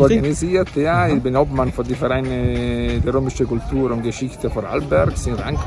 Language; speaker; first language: German; non-native, fluent; Italian